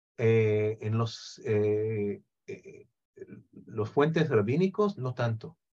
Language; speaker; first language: Spanish; non-native, fluent; Hebrew